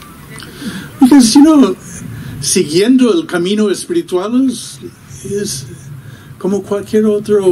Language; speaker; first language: Spanish; non-native, fluent; English